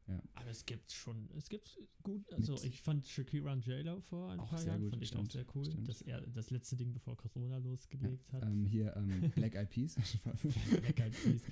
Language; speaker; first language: German; early bilingual, other home language; Dutch